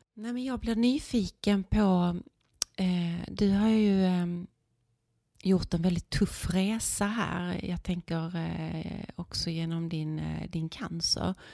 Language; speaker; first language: Swedish; native; Swedish